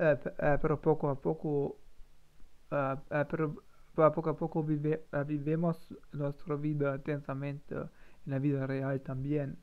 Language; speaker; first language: Spanish; non-native, learner; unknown